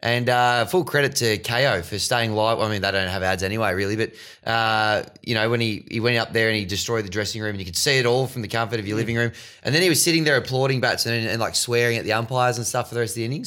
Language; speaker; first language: English; native; English